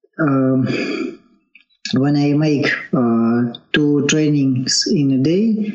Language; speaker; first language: English; non-native, learner; Russian